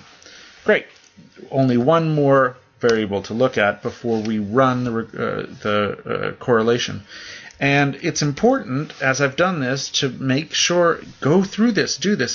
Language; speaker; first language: English; native; English